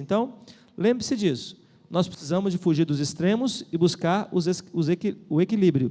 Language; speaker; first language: Portuguese; native; Portuguese